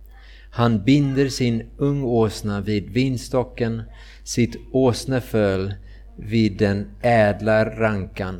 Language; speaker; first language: Swedish; non-native, fluent; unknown